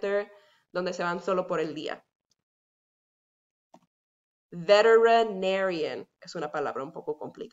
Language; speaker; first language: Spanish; non-native, fluent; English